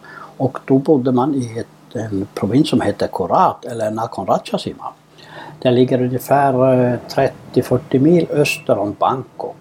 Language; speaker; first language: Swedish; native; Swedish